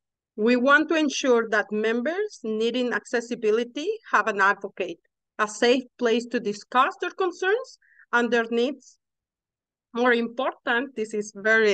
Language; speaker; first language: English; non-native, fluent; Spanish